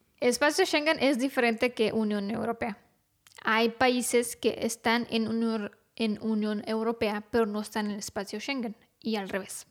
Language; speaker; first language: Spanish; non-native, fluent; Romanian